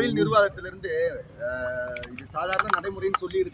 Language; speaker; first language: Tamil; native; Tamil